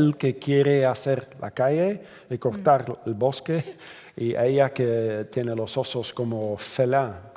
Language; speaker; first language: Spanish; non-native, fluent; Dutch